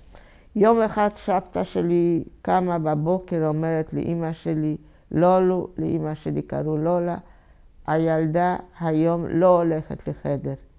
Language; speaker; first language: Hebrew; non-native, fluent; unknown